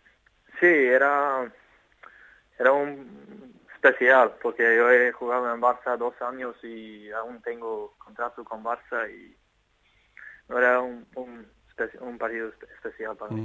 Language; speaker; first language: Spanish; non-native, fluent; Swedish